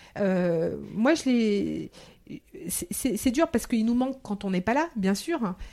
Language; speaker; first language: French; early bilingual, heritage; French